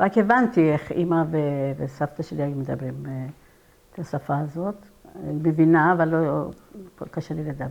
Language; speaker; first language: Hebrew; non-native, fluent; Persian